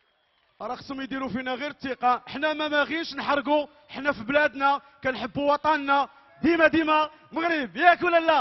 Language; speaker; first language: Arabic; native; Arabic